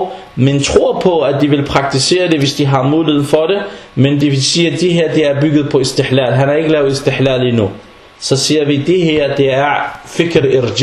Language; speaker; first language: Danish; non-native, fluent; Arabic